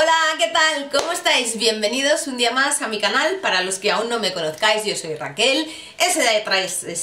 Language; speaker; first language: Spanish; native; Spanish